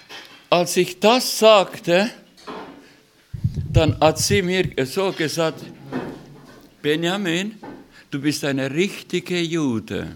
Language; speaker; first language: German; non-native, fluent; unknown